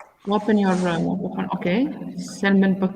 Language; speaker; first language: English; non-native, learner; Arabic